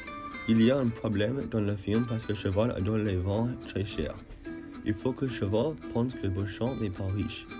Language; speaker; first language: French; non-native, learner; English